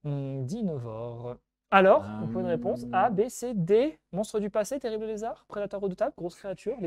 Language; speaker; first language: French; native; French